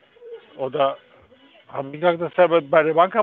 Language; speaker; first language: German; non-native, fluent; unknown